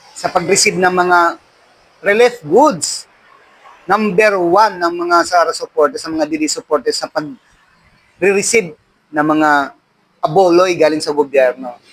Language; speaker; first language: Filipino; non-native, local second language; Waray